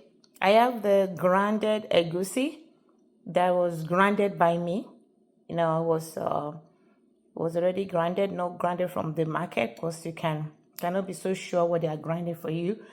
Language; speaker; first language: English; non-native, local second language; Yoruba